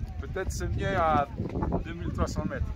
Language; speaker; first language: French; non-native, fluent; Greek